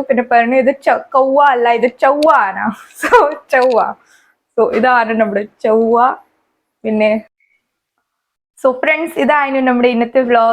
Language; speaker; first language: Malayalam; non-native, fluent; Hindi